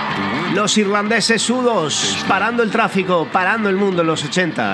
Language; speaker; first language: Spanish; native; Spanish